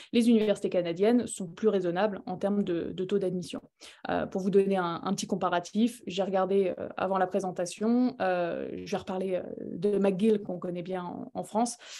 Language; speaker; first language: French; native; French